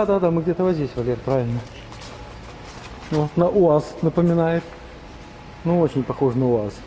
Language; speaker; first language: Russian; native; Russian